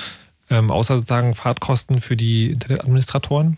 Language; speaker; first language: German; native; German